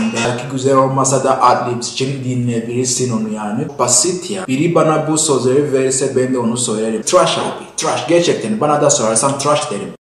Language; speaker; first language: Turkish; non-native, fluent; Kinyarwanda